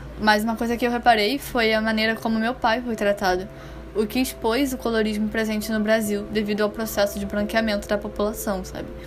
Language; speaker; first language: Portuguese; early bilingual, other home language; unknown